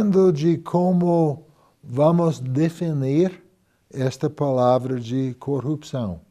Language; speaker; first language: Portuguese; non-native, fluent; English